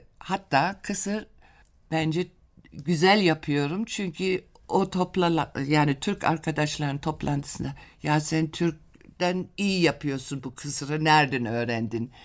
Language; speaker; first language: Turkish; non-native, fluent; German